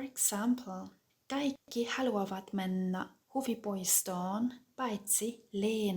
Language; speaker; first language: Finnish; non-native, fluent; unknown